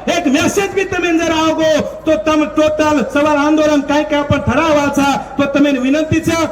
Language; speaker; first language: Marathi; non-native, local second language; Lambadi